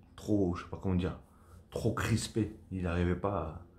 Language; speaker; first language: French; native; French